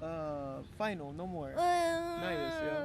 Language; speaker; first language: Japanese; non-native, learner; English